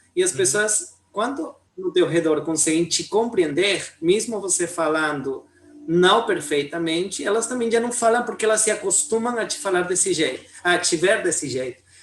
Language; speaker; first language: Portuguese; non-native, fluent; Spanish